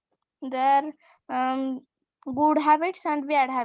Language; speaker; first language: English; non-native, learner; Odia